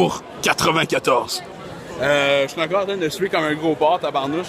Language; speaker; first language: French; native; French